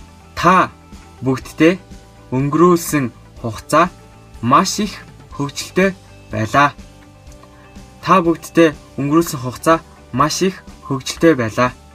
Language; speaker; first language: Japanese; non-native, fluent; Mongolian